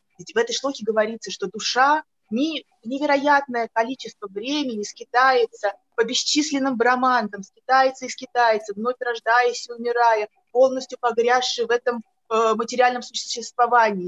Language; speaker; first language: Russian; native; Russian